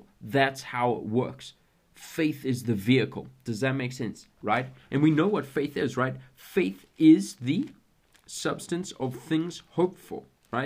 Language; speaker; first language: English; native; English